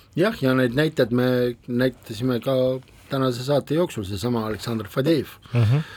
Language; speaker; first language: Estonian; non-native, local second language; Russian